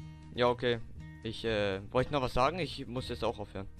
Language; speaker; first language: German; native; German